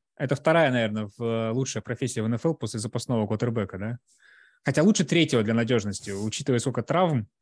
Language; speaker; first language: Russian; native; Russian